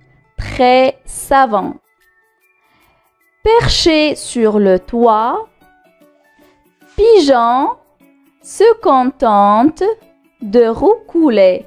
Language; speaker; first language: French; non-native, local second language; Arabic